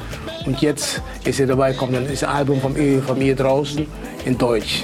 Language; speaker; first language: German; non-native, fluent; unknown